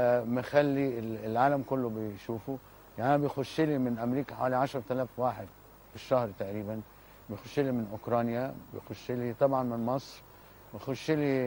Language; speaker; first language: Arabic; native; Arabic